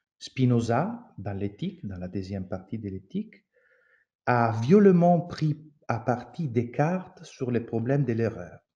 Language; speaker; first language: French; non-native, fluent; Italian